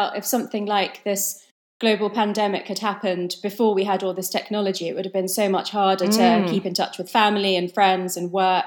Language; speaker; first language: English; native; English